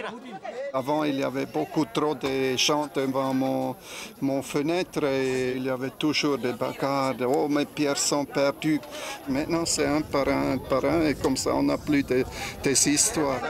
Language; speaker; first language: French; non-native, learner; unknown